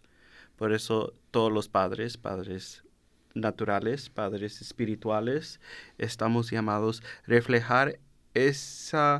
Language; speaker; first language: Spanish; early bilingual, heritage; Spanish